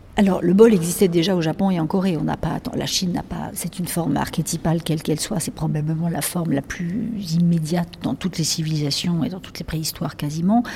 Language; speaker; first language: French; native; French